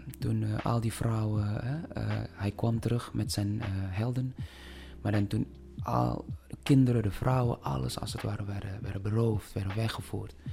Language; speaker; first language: Dutch; non-native, fluent; Indonesian